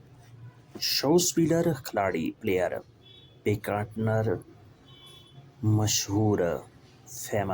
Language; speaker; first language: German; non-native, fluent; Urdu